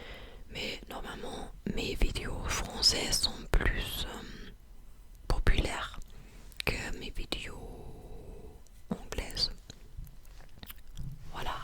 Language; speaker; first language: French; non-native, fluent; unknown